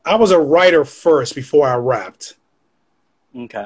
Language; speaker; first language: English; native; English